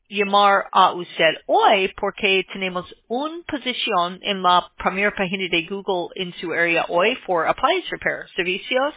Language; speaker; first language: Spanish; non-native, learner; English